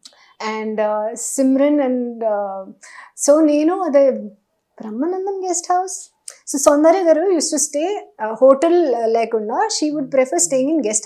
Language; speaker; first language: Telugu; non-native, local second language; Hindi